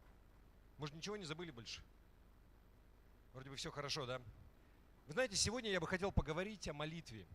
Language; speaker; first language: Russian; native; Russian